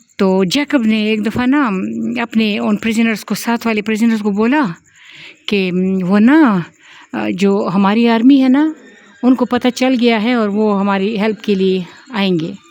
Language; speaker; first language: Urdu; non-native, local second language; Pashto